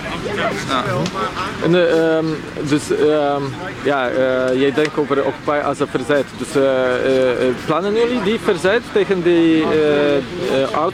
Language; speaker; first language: Dutch; non-native, learner; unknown